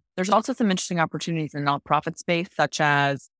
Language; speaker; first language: English; native; English